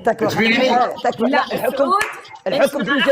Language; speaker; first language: Arabic; native; Arabic